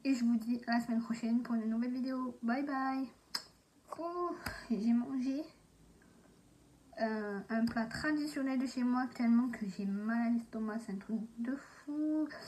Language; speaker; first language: French; native; French